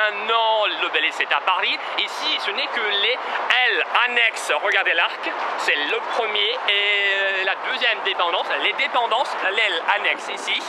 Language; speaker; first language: French; non-native, fluent; Russian